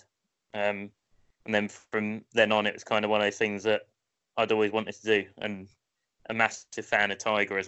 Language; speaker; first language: English; native; English